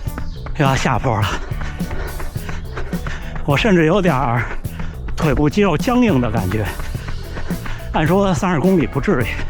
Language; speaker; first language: Chinese; native; Chinese